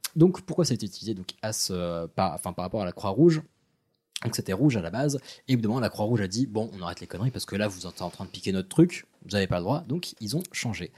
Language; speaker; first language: French; early bilingual, other home language; Arabic